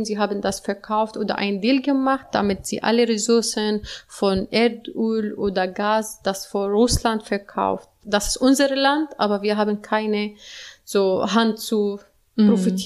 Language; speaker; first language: German; non-native, learner; Arabic